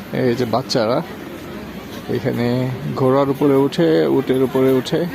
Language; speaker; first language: Bangla; native; Bangla